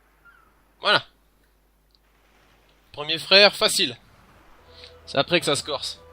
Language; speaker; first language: French; native; French